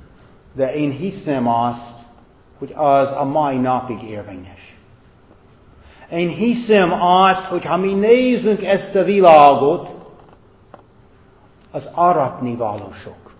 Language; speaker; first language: Hungarian; non-native, fluent; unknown